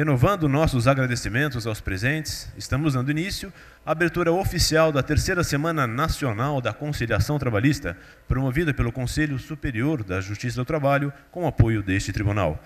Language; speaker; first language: Portuguese; native; Portuguese